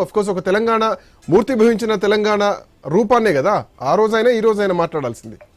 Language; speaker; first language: Telugu; native; Telugu